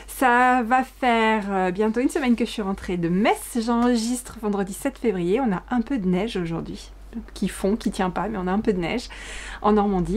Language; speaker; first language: French; native; French